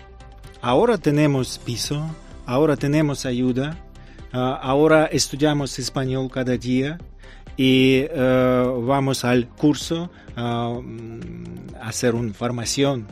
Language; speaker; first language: Spanish; non-native, learner; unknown